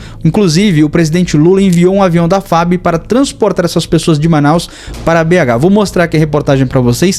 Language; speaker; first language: Portuguese; native; Portuguese